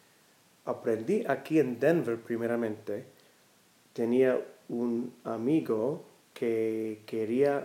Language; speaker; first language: Spanish; non-native, learner; English